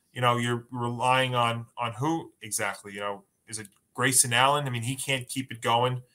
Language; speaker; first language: English; native; English